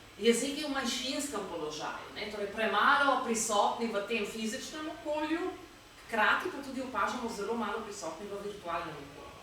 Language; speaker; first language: Slovenian; native; Slovenian